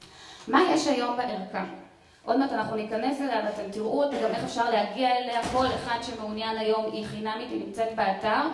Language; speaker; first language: Hebrew; native; Hebrew